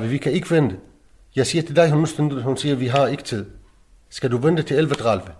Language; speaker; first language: Danish; non-native, learner; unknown